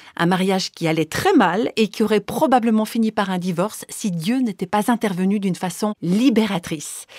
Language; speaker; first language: French; native; French